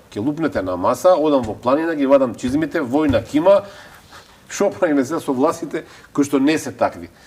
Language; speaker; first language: Macedonian; native; Macedonian